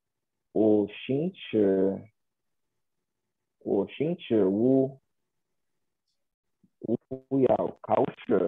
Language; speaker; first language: Chinese; non-native, learner; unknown